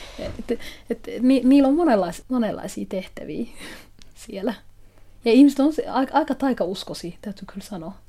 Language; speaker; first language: Finnish; non-native, fluent; Somali